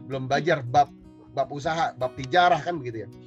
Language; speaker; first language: Indonesian; native; Indonesian